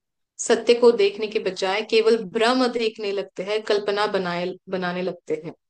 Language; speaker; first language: Hindi; native; Hindi